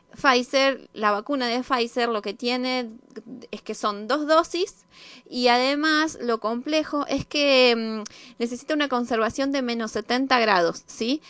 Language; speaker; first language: Spanish; native; Spanish